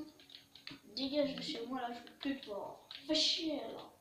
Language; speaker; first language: French; native; French